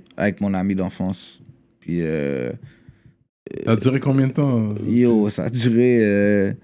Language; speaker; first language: French; native; French